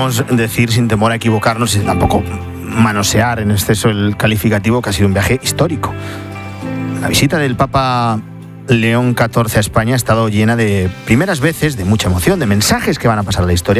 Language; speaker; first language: Spanish; native; Spanish